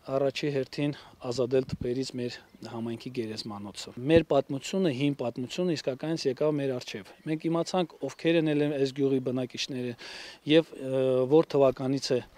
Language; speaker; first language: Armenian; native; Armenian